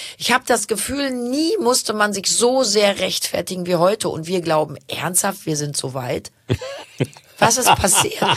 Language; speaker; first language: German; native; German